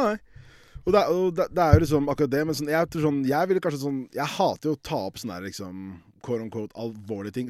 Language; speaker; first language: Norwegian; native; Norwegian